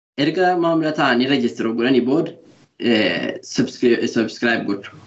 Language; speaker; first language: Oromo; early bilingual, other home language; Norwegian